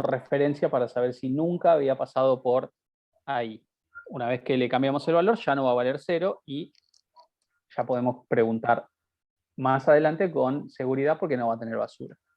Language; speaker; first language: Spanish; native; Spanish